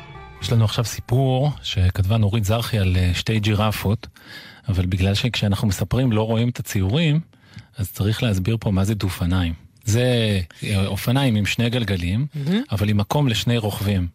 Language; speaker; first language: Hebrew; native; Hebrew